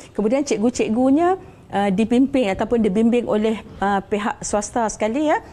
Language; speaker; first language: Malay; native; Malay